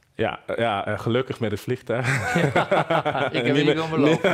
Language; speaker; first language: Dutch; non-native, fluent; Bini